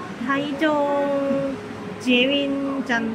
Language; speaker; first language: Chinese; non-native, fluent; Korean